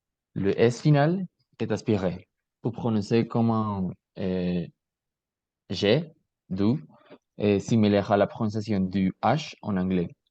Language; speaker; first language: French; non-native, learner; Spanish